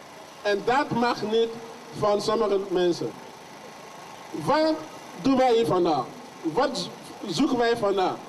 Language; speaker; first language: Dutch; non-native, learner; French